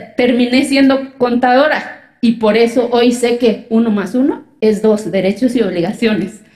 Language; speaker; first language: Spanish; non-native, local second language; Zapotec